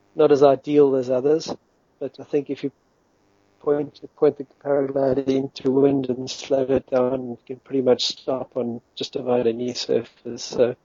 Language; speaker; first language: English; native; English